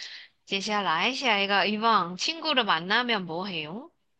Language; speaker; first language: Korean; non-native, fluent; Chinese